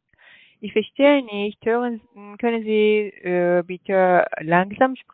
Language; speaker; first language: German; non-native, learner; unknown